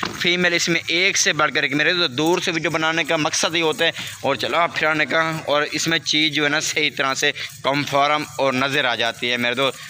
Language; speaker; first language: Urdu; non-native, local second language; Saraiki